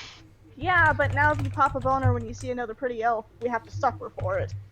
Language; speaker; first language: English; native; English